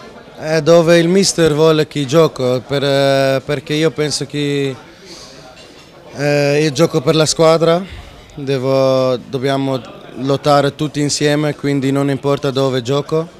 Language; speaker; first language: Italian; non-native, fluent; Dutch